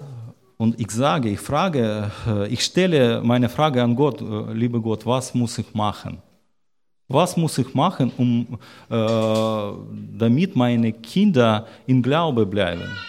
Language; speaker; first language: German; non-native, learner; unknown